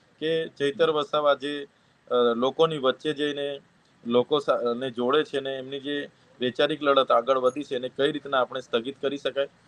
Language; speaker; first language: Gujarati; non-native, local second language; Vasavi